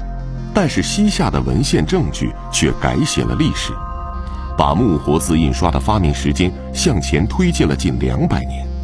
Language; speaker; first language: Chinese; native; Chinese